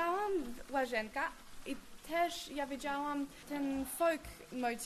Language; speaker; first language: Polish; early bilingual, heritage; English